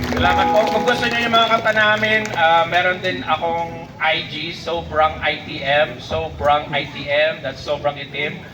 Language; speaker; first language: Filipino; native; Filipino